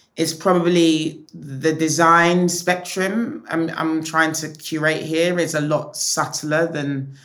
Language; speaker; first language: English; native; English